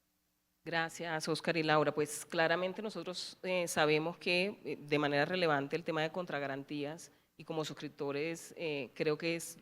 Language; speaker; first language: Spanish; native; Spanish